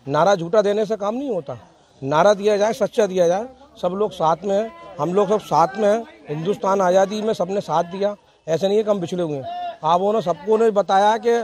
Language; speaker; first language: Hindi; native; Hindi